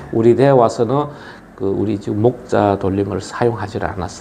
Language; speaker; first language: Korean; early bilingual, other home language; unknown